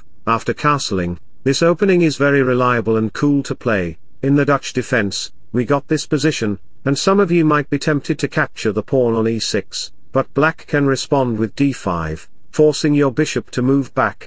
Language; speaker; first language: English; non-native, local second language; Hindi